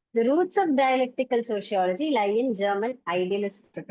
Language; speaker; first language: English; non-native, local second language; Tamil